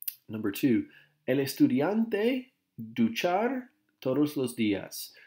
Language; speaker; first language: Spanish; non-native, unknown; English